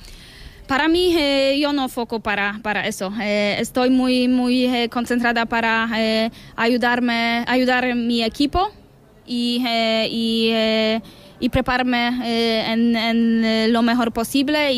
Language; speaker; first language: Spanish; non-native, learner; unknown